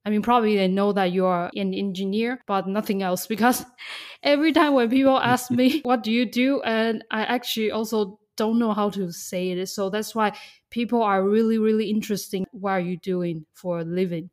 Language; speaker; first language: English; non-native, fluent; Chinese